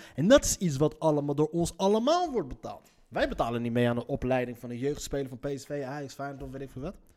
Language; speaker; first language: Dutch; early bilingual, other home language; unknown